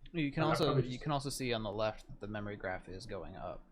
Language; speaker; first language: English; native; English